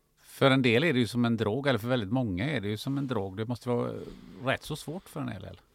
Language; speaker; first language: Swedish; early bilingual, other home language; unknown